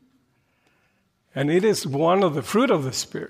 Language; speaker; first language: English; non-native, fluent; Spanish